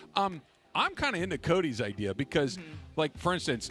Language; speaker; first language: English; native; English